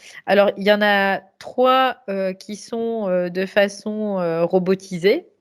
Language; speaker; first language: French; native; French